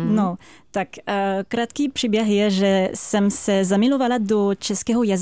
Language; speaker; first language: Czech; non-native, fluent; French